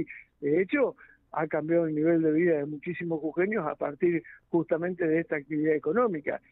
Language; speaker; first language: Spanish; native; Spanish